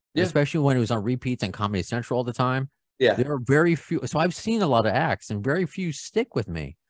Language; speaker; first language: English; native; English